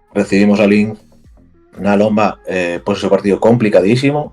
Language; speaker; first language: Spanish; native; Spanish